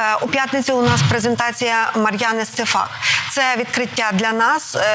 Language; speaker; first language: Ukrainian; native; Ukrainian